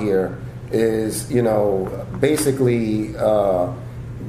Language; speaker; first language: English; native; English